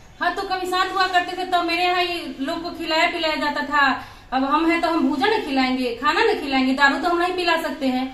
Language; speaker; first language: Hindi; native; Hindi